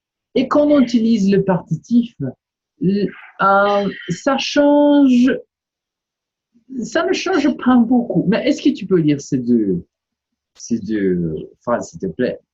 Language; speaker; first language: French; non-native, fluent; Portuguese